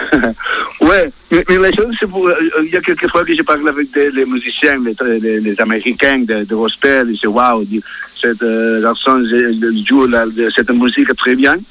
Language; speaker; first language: French; non-native, learner; Spanish